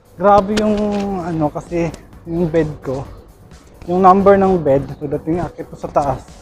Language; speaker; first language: Filipino; non-native, local second language; Cebuano